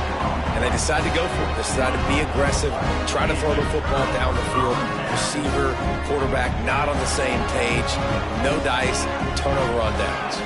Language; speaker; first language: English; native; English